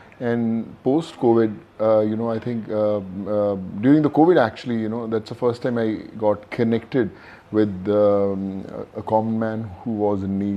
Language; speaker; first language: English; non-native, local second language; Punjabi